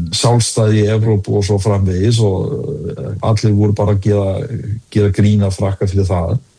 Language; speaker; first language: Icelandic; early bilingual, other home language; Danish